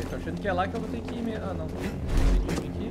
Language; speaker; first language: Portuguese; native; Portuguese